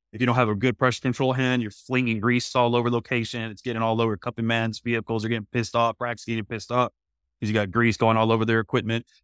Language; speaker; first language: English; native; English